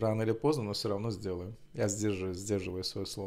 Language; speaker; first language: Russian; non-native, local second language; Azerbaijani